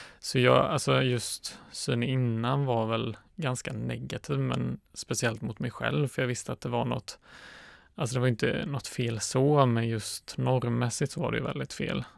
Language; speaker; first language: Swedish; native; Swedish